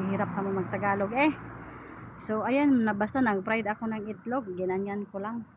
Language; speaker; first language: Filipino; non-native, local second language; Cebuano